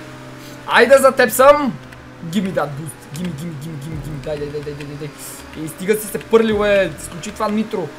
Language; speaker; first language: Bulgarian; native; Bulgarian